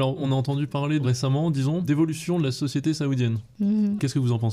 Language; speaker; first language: French; native; French